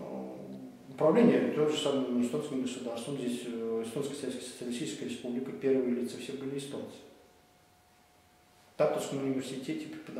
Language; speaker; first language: Russian; native; Russian